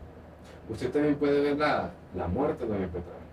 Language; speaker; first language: Spanish; native; Spanish